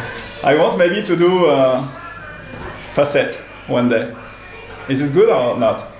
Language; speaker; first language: English; non-native, learner; French